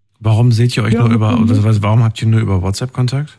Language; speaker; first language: German; native; German